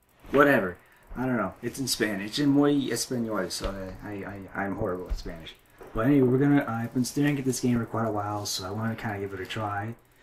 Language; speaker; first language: English; native; English